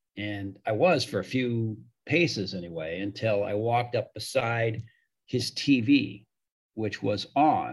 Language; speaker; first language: English; native; English